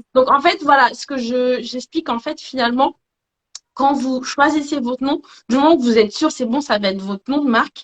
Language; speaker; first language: French; native; French